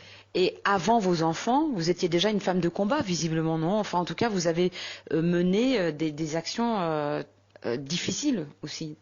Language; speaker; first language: French; native; French